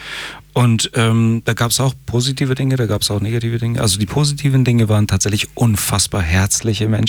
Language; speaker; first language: German; early bilingual, other home language; Persian